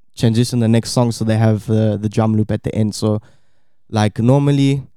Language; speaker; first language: English; native; English